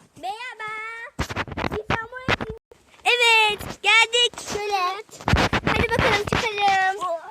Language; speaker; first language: Turkish; native; Turkish